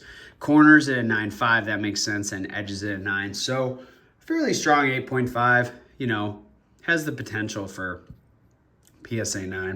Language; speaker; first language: English; native; English